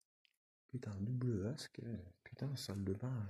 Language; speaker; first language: French; native; French